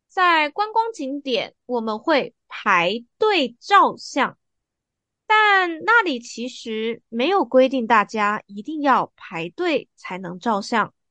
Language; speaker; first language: Chinese; native; Chinese